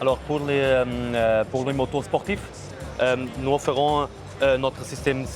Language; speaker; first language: French; non-native, learner; German